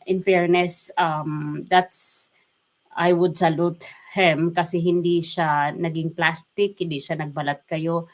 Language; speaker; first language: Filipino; non-native, local second language; Waray